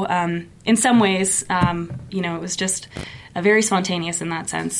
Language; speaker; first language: English; native; English